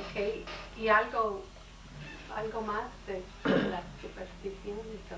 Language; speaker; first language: Spanish; non-native, learner; English